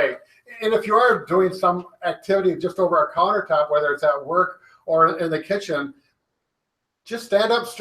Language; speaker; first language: English; native; English